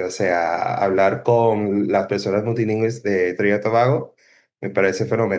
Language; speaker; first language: Spanish; non-native, fluent; English